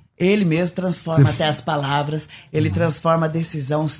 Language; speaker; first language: Portuguese; native; Portuguese